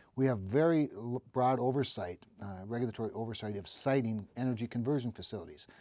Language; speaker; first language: English; native; English